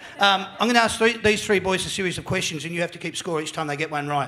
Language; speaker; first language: English; native; English